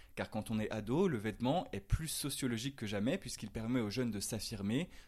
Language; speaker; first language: French; native; French